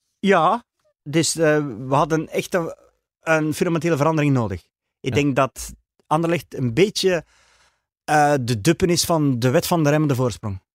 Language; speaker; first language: Dutch; native; Dutch